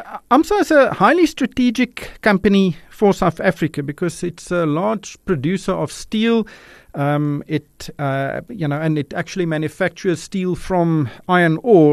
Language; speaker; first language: English; non-native, local second language; Afrikaans